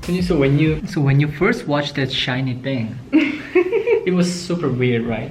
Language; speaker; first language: English; non-native, fluent; Korean